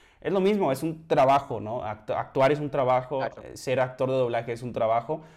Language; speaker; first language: Spanish; native; Spanish